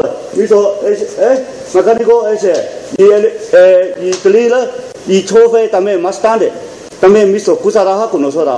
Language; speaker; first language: Spanish; non-native, learner; Chinese